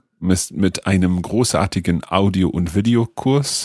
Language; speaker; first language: German; non-native, learner; English